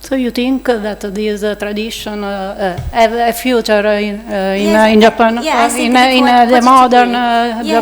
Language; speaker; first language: English; non-native, learner; Italian